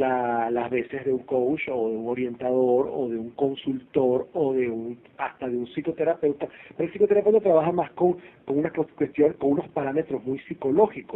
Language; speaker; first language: Spanish; native; Spanish